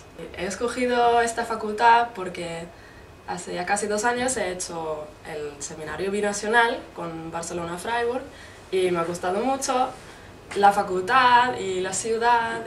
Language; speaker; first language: Spanish; non-native, fluent; German